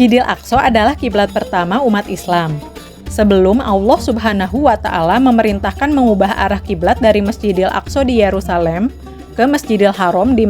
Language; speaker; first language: Indonesian; native; Indonesian